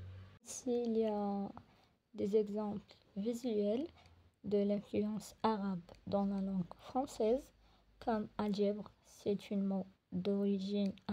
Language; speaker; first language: French; non-native, local second language; Arabic